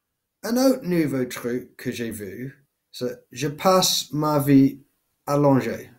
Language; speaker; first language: French; non-native, learner; English